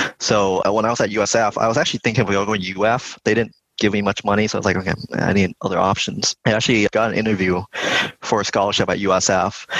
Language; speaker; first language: English; early bilingual, other home language; Vietnamese